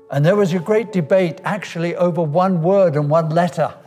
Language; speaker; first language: English; native; English